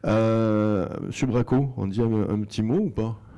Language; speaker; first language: French; native; French